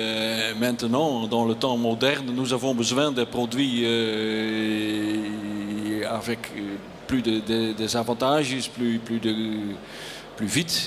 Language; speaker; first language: French; non-native, learner; Dutch